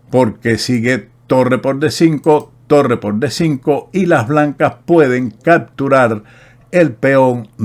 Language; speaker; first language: Spanish; native; Spanish